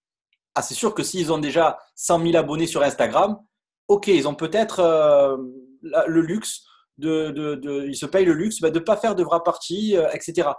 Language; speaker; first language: French; native; French